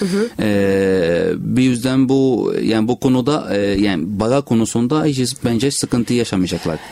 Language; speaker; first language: Turkish; non-native, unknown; Arabic